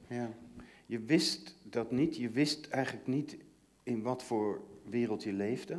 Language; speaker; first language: Dutch; native; Dutch